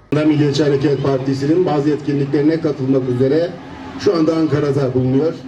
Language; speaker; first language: Turkish; native; Turkish